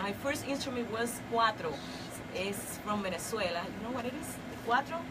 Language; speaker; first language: English; non-native, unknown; Spanish